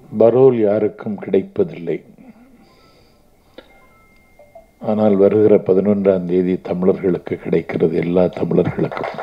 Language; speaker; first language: Tamil; native; Tamil